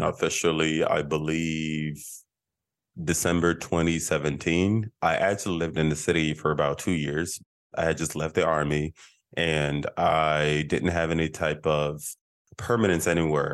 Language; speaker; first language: English; non-native, local second language; Igbo